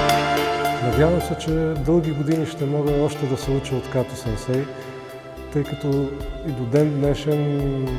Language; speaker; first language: Bulgarian; native; Bulgarian